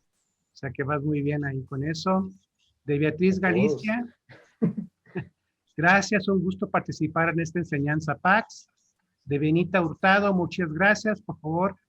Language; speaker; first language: Spanish; native; Spanish